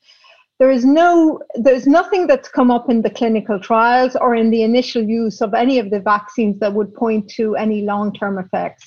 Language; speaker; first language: English; native; English